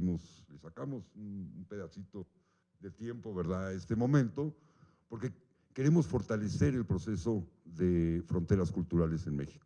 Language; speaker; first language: Spanish; native; Spanish